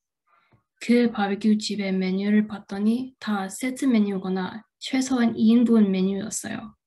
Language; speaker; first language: Korean; non-native, fluent; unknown